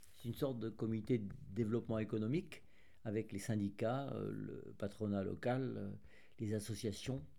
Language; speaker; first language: French; native; French